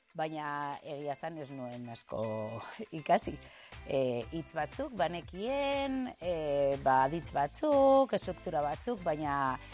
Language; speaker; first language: Basque; non-native, local second language; Spanish